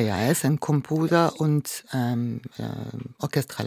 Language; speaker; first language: German; non-native, fluent; Arabic